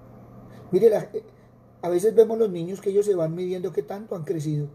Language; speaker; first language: Spanish; native; Spanish